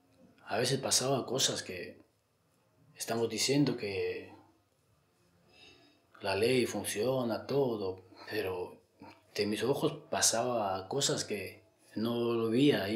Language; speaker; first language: Spanish; non-native, learner; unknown